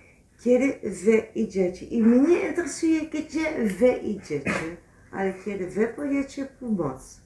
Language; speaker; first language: Polish; non-native, learner; Dutch